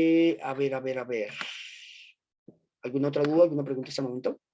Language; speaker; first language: Spanish; native; Spanish